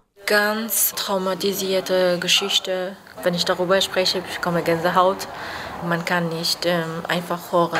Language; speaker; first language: German; non-native, learner; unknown